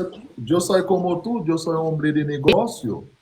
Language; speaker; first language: Spanish; non-native, fluent; Haitian Creole